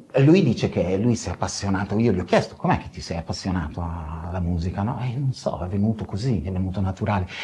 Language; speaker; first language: Italian; early bilingual, other home language; Spanish